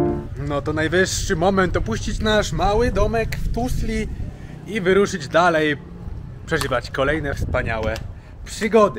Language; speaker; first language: Polish; native; Polish